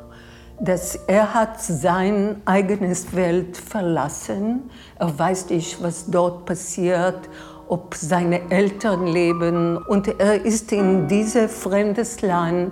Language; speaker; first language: German; non-native, fluent; Hebrew